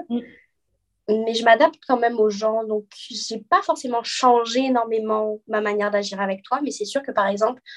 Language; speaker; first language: French; native; French